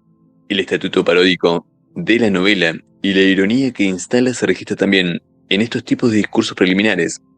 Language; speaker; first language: Spanish; native; Spanish